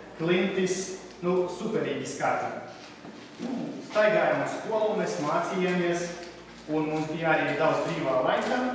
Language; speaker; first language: Latvian; non-native, local second language; Russian